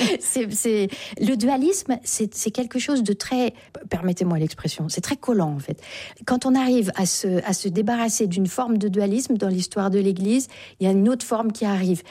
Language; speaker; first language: French; native; French